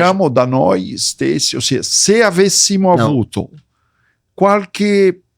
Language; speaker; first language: Italian; early bilingual, heritage; Portuguese